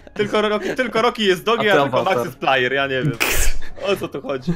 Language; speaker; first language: Polish; native; Polish